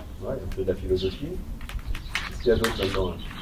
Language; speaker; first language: French; native; French